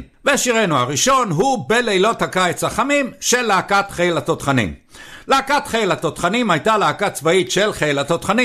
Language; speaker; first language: Hebrew; native; Hebrew